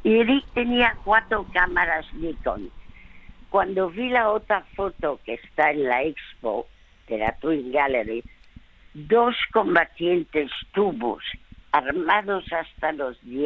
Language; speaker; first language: Spanish; early bilingual, other home language; French